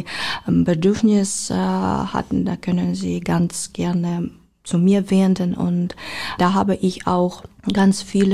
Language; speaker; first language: German; non-native, learner; Ukrainian